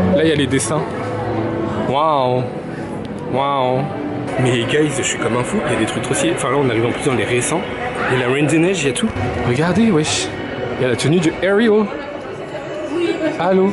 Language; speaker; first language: French; native; French